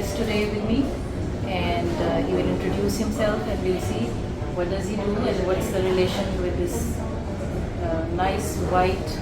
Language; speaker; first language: English; non-native, local second language; Urdu